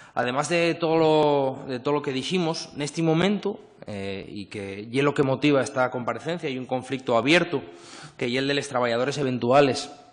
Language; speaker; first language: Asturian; native; Asturian